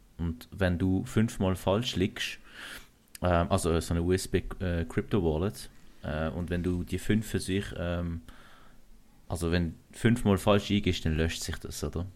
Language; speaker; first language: German; early bilingual, other home language; Kurdish